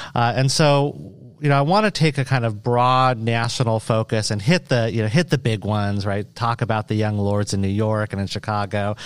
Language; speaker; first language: English; native; English